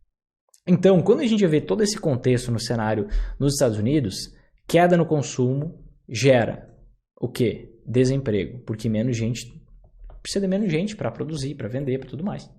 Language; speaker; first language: Portuguese; native; Portuguese